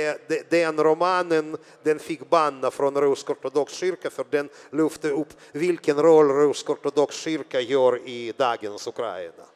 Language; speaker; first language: Swedish; non-native, fluent; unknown